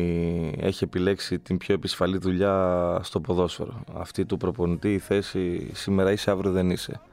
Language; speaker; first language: Greek; native; Greek